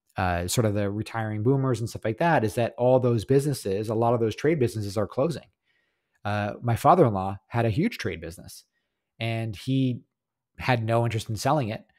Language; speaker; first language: English; native; English